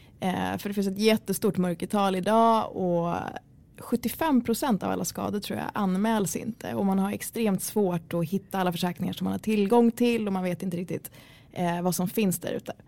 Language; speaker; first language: Swedish; early bilingual, other home language; Kurdish